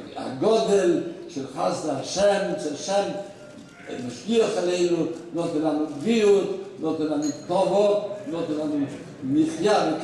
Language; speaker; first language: Hebrew; non-native, fluent; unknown